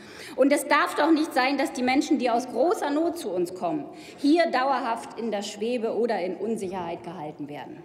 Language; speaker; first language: German; native; German